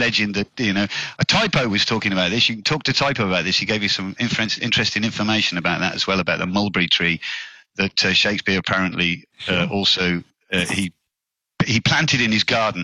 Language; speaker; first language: English; native; English